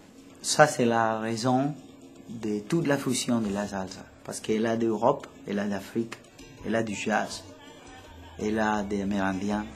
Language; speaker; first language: French; non-native, fluent; Spanish